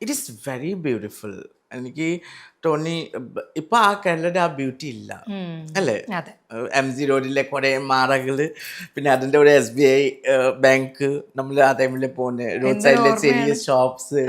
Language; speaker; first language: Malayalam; non-native, learner; Assamese